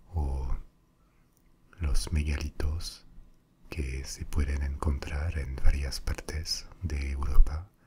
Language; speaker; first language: Spanish; non-native, fluent; French